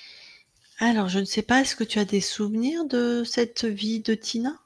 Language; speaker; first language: French; native; French